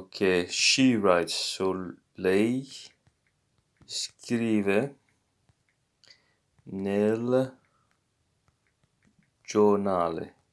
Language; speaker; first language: Italian; non-native, fluent; English